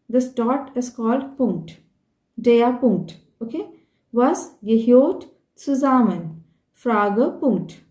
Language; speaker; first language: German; non-native, fluent; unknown